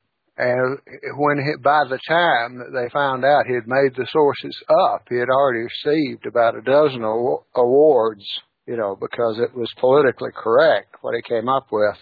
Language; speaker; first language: English; native; English